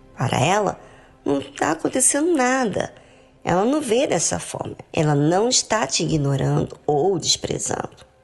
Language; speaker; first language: Portuguese; native; Portuguese